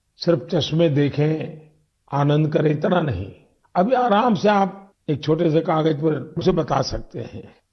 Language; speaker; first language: Hindi; non-native, local second language; Gujarati